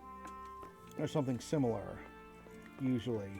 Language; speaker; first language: English; native; English